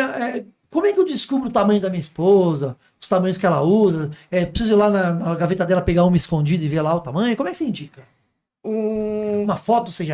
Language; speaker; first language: Portuguese; native; Portuguese